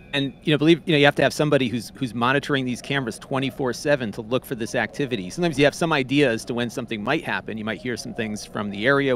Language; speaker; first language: English; native; English